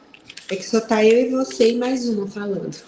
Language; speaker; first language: Portuguese; native; Portuguese